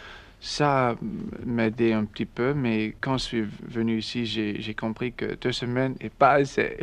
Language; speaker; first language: French; non-native, learner; English